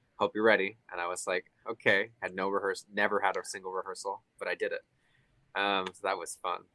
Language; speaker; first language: English; native; English